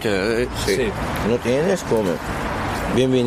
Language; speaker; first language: Spanish; non-native, learner; Arabic